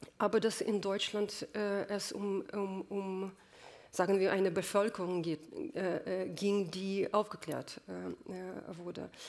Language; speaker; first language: German; non-native, fluent; Russian